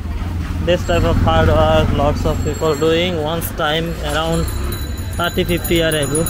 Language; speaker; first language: English; non-native, learner; Bangla